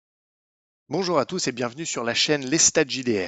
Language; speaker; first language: French; native; French